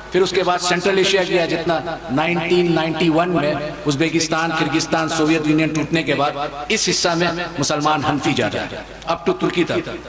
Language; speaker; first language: Hindi; non-native, fluent; Chinese